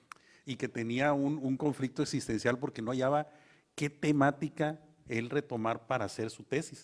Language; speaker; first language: Spanish; native; Spanish